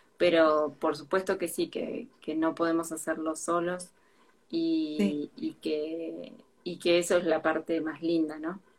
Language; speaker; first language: Spanish; native; Spanish